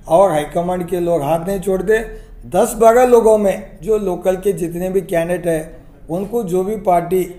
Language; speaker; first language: Hindi; non-native, local second language; Kannada